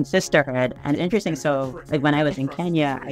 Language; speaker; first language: English; native; English